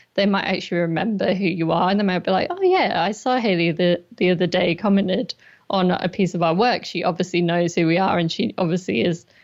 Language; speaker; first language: English; native; English